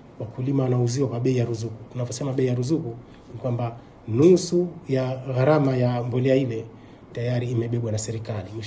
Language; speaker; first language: Swahili; native; Swahili